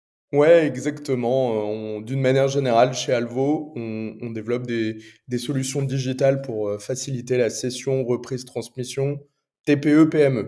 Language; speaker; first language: French; native; French